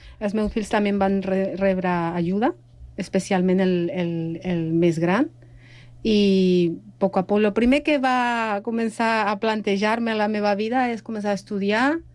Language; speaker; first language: Catalan; non-native, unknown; Spanish